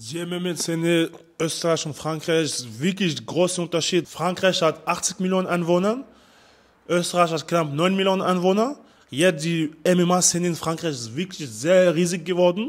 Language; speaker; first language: German; non-native, learner; French